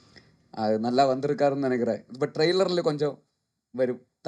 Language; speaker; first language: Tamil; non-native, learner; Malayalam